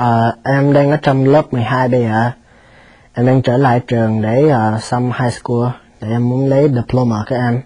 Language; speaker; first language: Vietnamese; early bilingual, heritage; Vietnamese